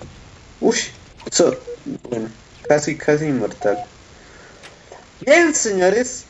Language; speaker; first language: Spanish; native; Spanish